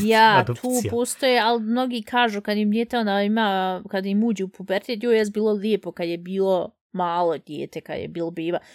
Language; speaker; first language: Bosnian; early bilingual, heritage; Bosnian